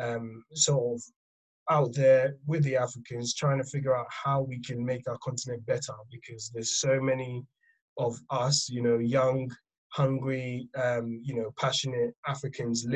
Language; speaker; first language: English; non-native, local second language; Akan